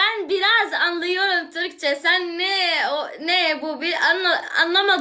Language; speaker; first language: Turkish; non-native, learner; Arabic